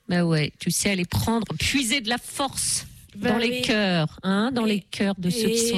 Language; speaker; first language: French; native; French